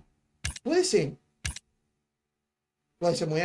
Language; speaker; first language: Spanish; native; Spanish